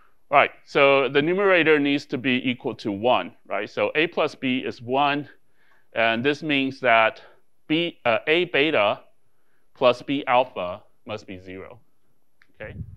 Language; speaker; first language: English; non-native, fluent; Chinese